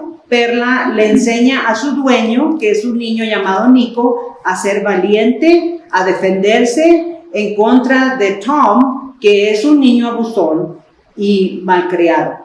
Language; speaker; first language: Spanish; early bilingual, other home language; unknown